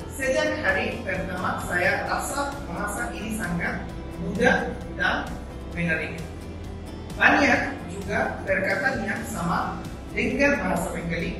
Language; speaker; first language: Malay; non-native, learner; Bangla